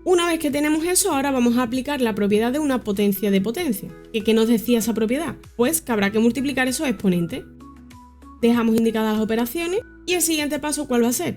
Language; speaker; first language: Spanish; native; Spanish